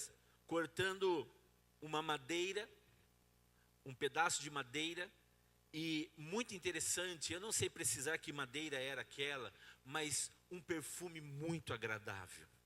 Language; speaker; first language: Portuguese; native; Portuguese